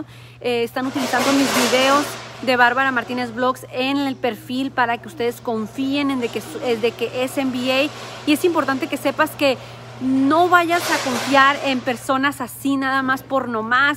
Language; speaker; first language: Spanish; native; Spanish